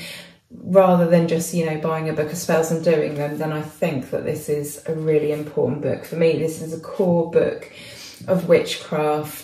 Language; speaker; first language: English; native; English